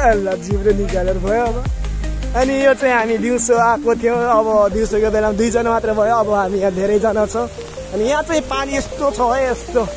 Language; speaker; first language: Nepali; non-native, local second language; Rana Tharu